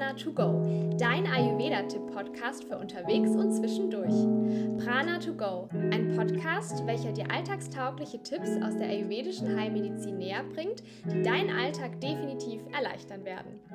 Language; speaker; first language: German; native; German